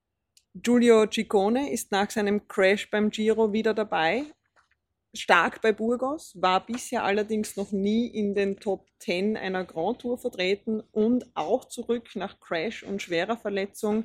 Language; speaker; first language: German; native; German